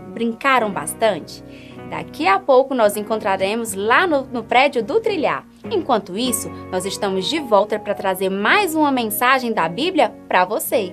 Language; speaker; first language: Portuguese; native; Portuguese